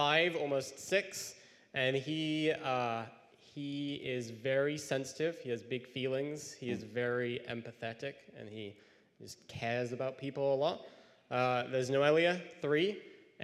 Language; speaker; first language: English; native; English